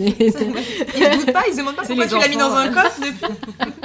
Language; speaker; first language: French; native; French